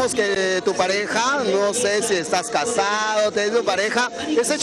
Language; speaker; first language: Spanish; native; Spanish